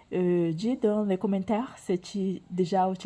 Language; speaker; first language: French; non-native, learner; Portuguese